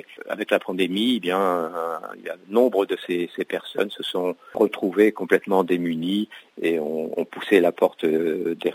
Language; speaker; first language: French; native; French